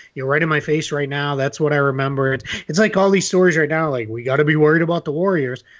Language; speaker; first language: English; native; English